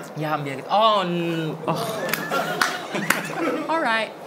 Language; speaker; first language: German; non-native, fluent; Spanish